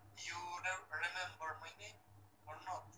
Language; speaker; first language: English; non-native, learner; Romany